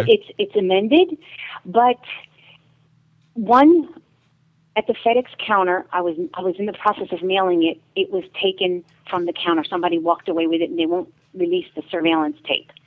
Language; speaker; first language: English; native; English